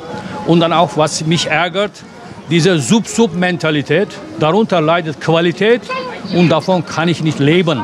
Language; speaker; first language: German; non-native, fluent; Turkish